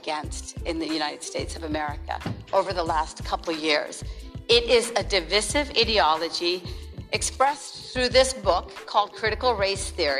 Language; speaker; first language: English; early bilingual, other home language; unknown